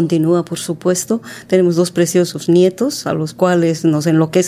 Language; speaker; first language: Spanish; native; Spanish